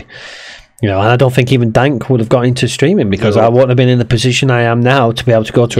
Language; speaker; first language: English; native; English